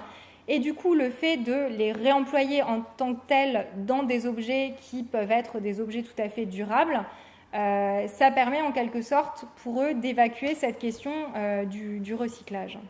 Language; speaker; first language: French; native; French